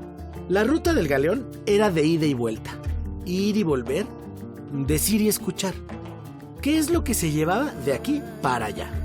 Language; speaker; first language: Spanish; native; Spanish